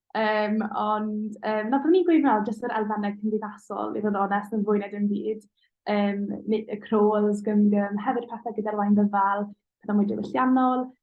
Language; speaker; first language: Welsh; native; Welsh